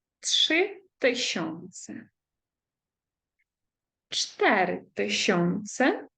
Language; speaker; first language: Polish; non-native, fluent; Ukrainian